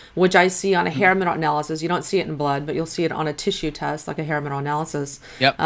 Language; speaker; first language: English; native; English